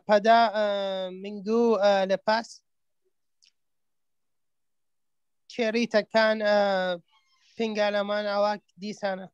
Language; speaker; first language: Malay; non-native, learner; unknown